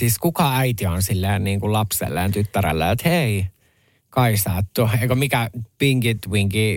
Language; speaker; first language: Finnish; native; Finnish